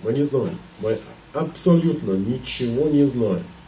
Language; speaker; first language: Russian; non-native, fluent; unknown